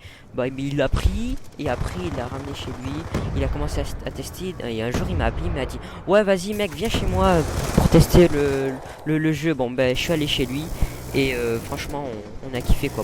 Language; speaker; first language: French; native; French